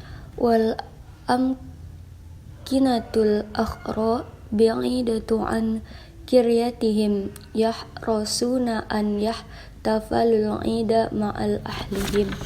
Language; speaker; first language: Arabic; non-native, learner; Indonesian